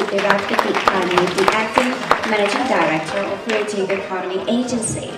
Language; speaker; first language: English; non-native, fluent; Thai